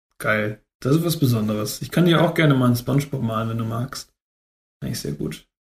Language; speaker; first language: German; native; German